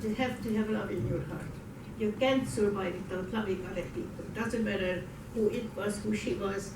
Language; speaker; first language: English; non-native, fluent; Hungarian